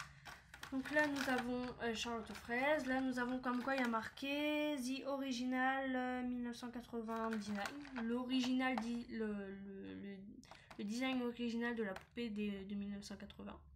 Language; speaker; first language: French; native; French